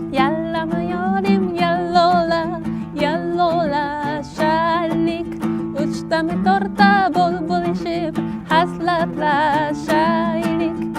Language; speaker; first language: Uzbek; non-native, fluent; Japanese